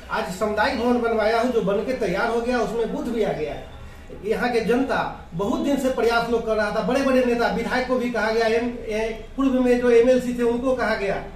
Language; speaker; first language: Hindi; native; Hindi